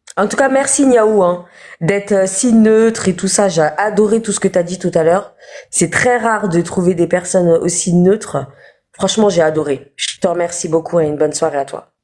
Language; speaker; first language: French; early bilingual, other home language; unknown